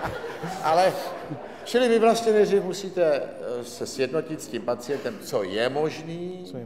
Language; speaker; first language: Czech; native; Czech